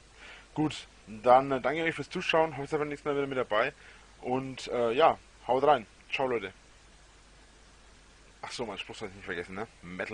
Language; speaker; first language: German; native; German